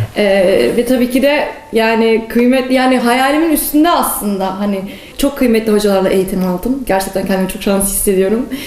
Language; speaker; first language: Turkish; early bilingual, heritage; Turkish